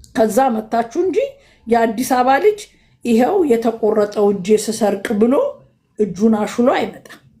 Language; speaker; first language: Amharic; native; Amharic